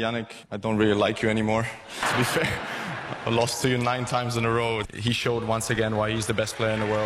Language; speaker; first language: English; non-native, fluent; German